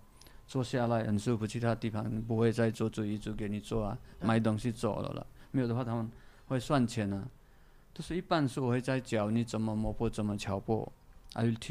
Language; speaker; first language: Chinese; non-native, fluent; Nepali